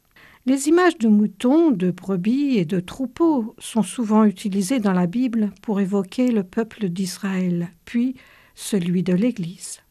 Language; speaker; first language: French; native; French